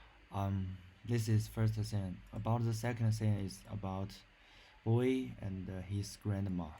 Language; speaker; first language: English; non-native, learner; Chinese